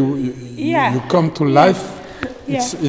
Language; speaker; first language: English; non-native, fluent; French